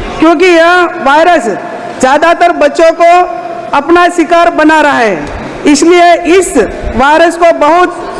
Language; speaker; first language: Hindi; non-native, local second language; Gujarati